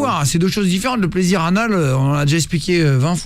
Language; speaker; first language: French; native; French